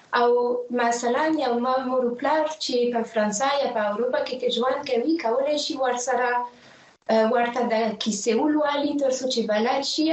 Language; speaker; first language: Pashto; non-native, fluent; French